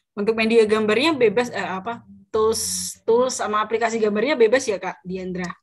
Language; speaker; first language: Indonesian; native; Indonesian